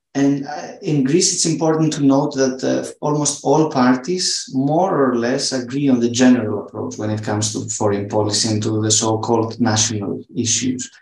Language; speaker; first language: English; non-native, fluent; Greek